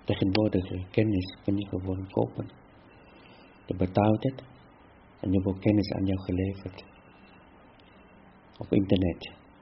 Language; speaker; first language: Dutch; non-native, fluent; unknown